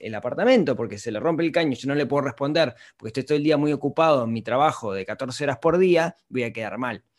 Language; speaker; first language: Spanish; native; Spanish